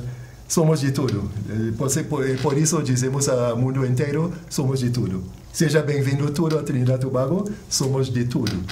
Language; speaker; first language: Portuguese; non-native, fluent; English